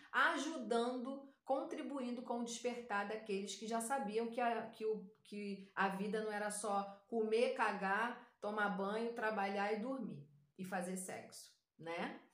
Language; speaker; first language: Portuguese; native; Portuguese